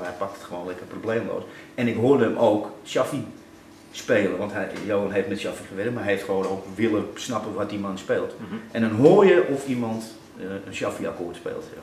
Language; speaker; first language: Dutch; native; Dutch